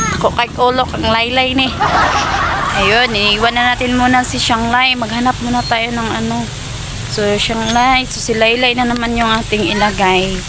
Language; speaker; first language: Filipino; non-native, local second language; Cebuano